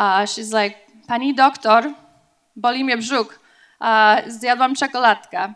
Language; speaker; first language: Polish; early bilingual, heritage; Polish